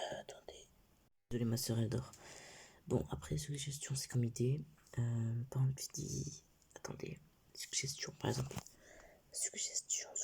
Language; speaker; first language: French; native; French